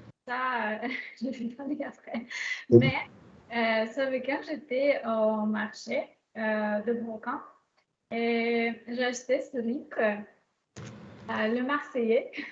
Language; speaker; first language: French; non-native, fluent; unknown